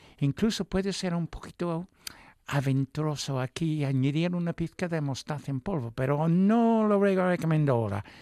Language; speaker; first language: Spanish; non-native, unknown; English